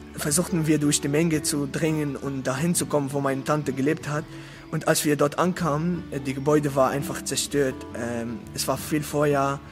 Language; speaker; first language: German; non-native, learner; Arabic